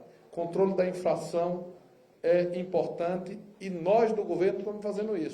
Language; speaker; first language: Portuguese; native; Portuguese